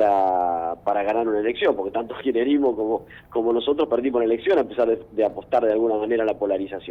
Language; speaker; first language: Spanish; native; Spanish